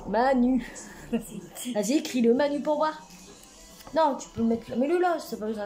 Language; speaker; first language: French; native; French